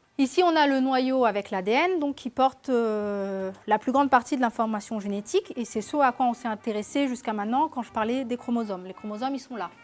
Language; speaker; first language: French; native; French